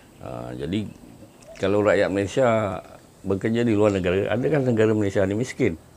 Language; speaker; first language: Malay; native; Malay